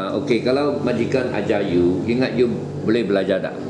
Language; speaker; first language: Malay; native; Malay